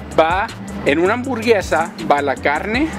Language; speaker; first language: Spanish; early bilingual, heritage; Spanish